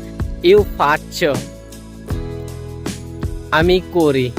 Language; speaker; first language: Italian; non-native, fluent; Bangla